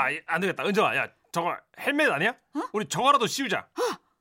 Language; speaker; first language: Korean; native; Korean